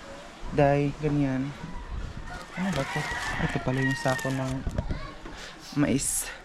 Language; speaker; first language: Filipino; native; Filipino